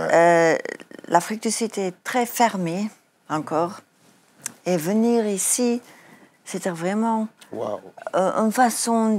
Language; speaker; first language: French; non-native, learner; Afrikaans